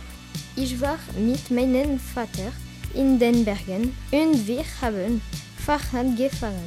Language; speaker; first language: German; non-native, learner; French